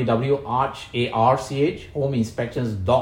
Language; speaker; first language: English; non-native, local second language; Punjabi